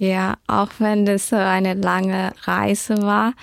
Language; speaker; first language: German; early bilingual, heritage; German